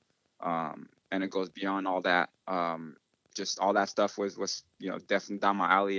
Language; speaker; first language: English; early bilingual, other home language; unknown